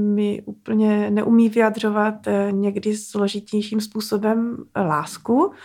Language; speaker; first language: Czech; native; Czech